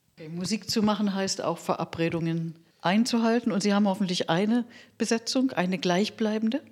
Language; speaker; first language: German; native; German